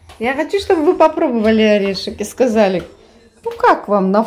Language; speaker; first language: Russian; native; Russian